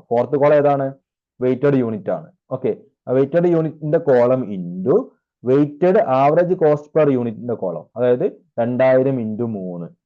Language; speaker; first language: Malayalam; native; Malayalam